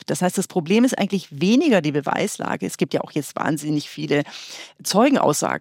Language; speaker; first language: German; native; German